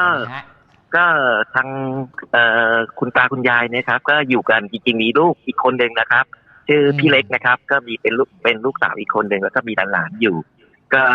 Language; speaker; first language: Thai; native; Thai